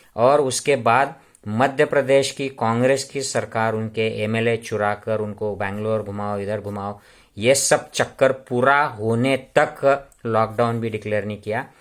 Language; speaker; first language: Hindi; non-native, local second language; Marathi